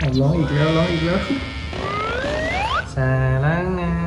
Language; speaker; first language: Thai; native; Thai